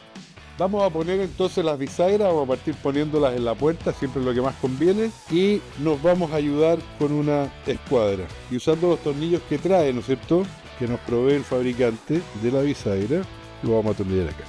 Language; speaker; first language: Spanish; native; Spanish